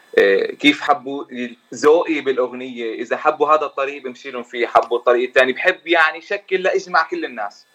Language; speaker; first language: Arabic; native; Arabic